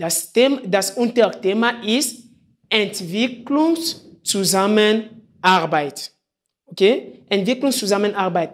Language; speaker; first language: German; non-native, fluent; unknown